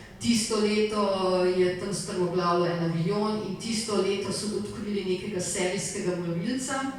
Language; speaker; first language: Slovenian; native; Slovenian